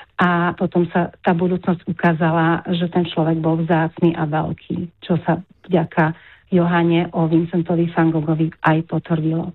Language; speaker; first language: Slovak; native; Slovak